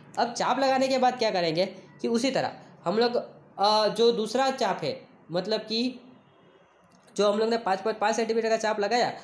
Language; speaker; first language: Hindi; non-native, local second language; Gujarati